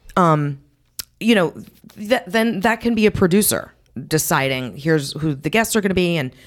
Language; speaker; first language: English; native; English